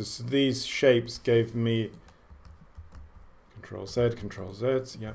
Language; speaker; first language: English; native; English